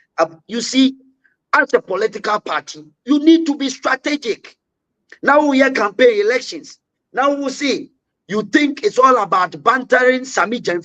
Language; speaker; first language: English; non-native, local second language; Akan